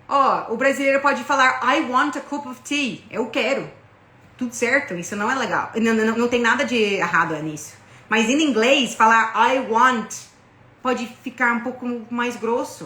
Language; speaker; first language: Portuguese; non-native, fluent; English